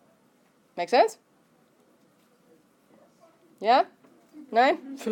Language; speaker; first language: German; non-native, fluent; English